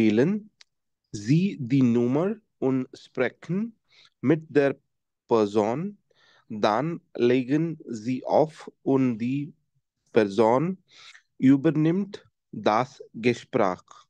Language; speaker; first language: German; non-native, learner; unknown